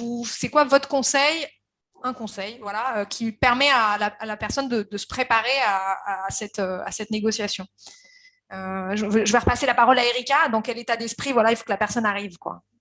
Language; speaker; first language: French; native; French